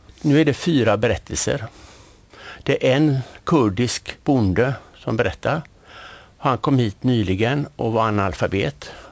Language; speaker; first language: Swedish; native; Swedish